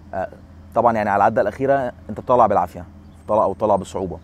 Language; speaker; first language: Arabic; native; Arabic